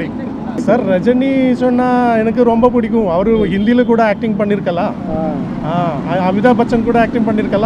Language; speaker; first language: Tamil; non-native, learner; Malayalam